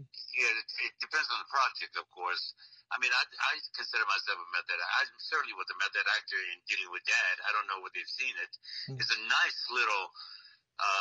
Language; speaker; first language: English; native; English